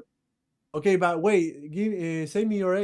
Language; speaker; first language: English; non-native, learner; Portuguese